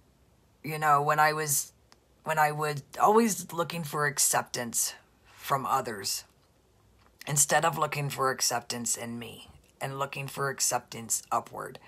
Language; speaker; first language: English; native; English